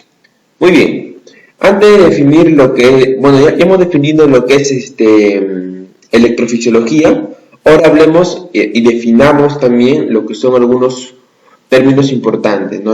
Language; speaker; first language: Spanish; native; Spanish